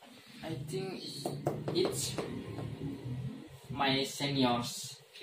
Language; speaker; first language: English; non-native, learner; Indonesian